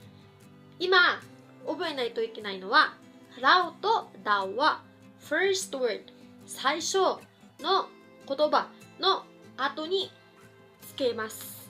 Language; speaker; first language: Japanese; non-native, fluent; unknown